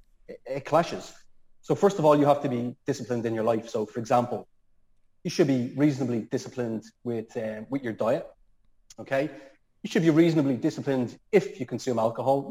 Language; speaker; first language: English; native; English